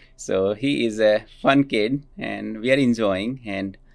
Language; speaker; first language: English; non-native, local second language; Hindi